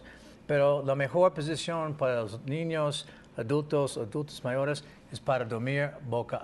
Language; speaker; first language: Spanish; non-native, learner; English